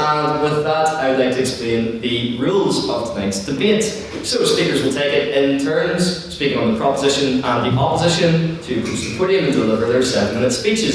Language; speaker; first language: English; native; English